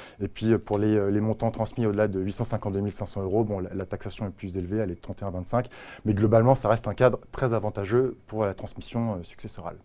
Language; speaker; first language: French; native; French